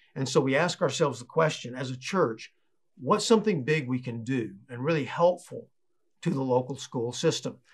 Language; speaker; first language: English; native; English